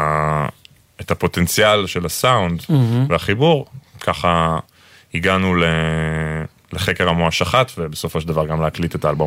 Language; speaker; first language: Hebrew; native; Hebrew